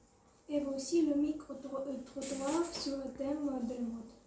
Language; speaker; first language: French; non-native, learner; Russian